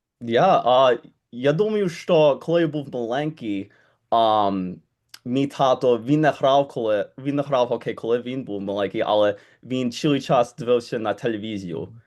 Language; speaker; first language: Ukrainian; early bilingual, heritage; Ukrainian